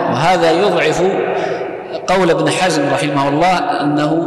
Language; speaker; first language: Arabic; native; Arabic